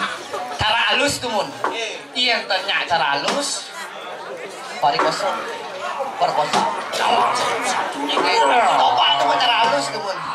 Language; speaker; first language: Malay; non-native, local second language; Balinese